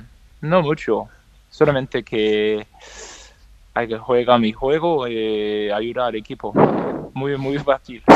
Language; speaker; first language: Spanish; non-native, learner; Danish